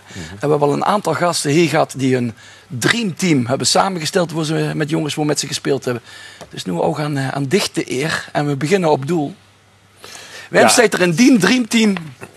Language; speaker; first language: Dutch; native; Dutch